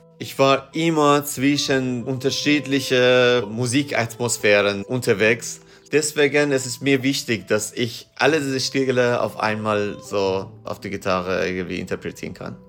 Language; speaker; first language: German; non-native, fluent; Persian